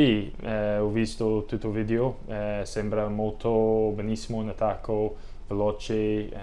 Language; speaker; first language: Italian; non-native, learner; English